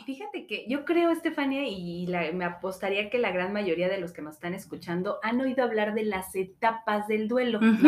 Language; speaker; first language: Spanish; native; Spanish